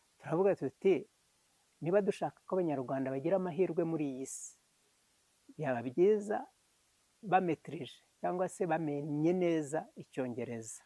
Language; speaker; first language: Kinyarwanda; early bilingual, heritage; Kinyarwanda